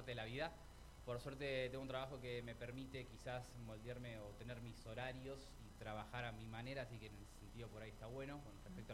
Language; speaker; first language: Spanish; native; Spanish